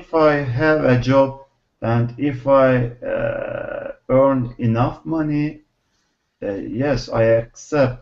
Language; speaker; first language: English; non-native, learner; Turkish